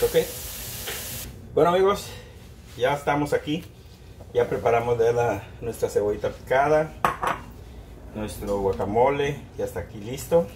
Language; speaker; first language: Spanish; native; Spanish